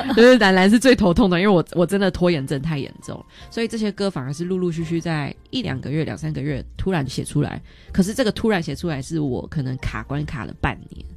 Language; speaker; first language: Chinese; native; Chinese